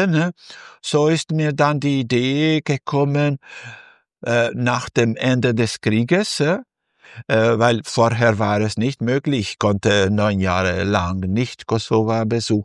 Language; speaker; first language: German; non-native, fluent; Albanian